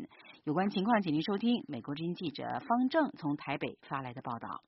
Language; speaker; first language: Chinese; native; Chinese